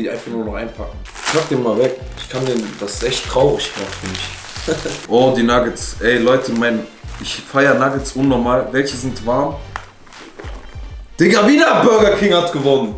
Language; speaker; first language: German; native; German